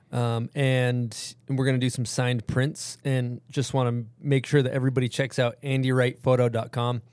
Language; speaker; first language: English; native; English